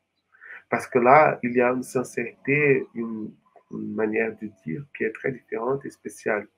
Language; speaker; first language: French; non-native, fluent; Portuguese